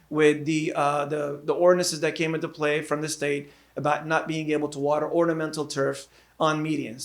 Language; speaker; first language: English; native; English